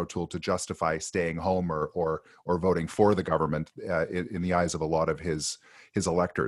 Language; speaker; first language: English; native; English